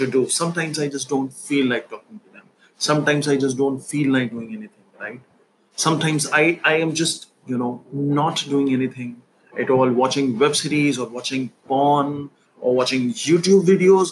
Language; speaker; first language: English; non-native, local second language; Hindi